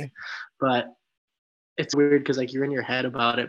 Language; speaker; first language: English; native; English